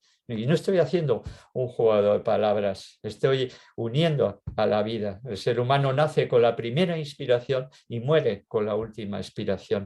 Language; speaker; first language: Spanish; native; Spanish